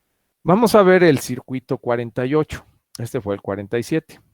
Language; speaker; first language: Spanish; native; Spanish